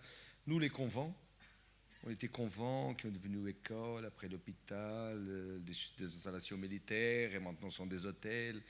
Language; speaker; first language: French; non-native, fluent; Portuguese